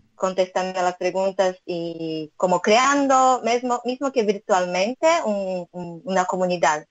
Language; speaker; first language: Spanish; non-native, fluent; Portuguese